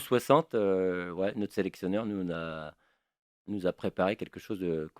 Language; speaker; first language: French; native; French